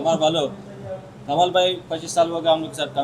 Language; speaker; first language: Hindi; non-native, learner; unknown